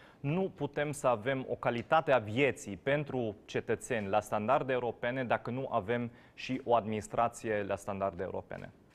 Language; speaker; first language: Romanian; non-native, fluent; German